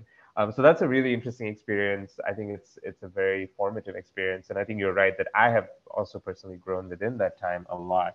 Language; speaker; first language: English; non-native, local second language; Marathi